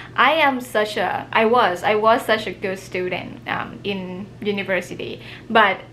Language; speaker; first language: English; non-native, fluent; Thai